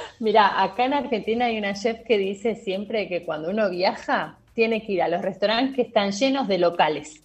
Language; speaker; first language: Spanish; native; Spanish